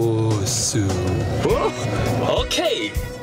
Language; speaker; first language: Korean; native; Korean